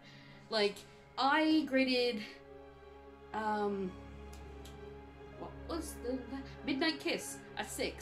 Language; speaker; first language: English; native; English